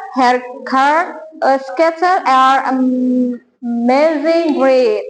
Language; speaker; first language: English; non-native, learner; Indonesian